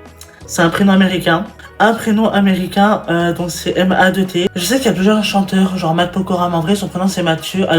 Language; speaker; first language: French; native; French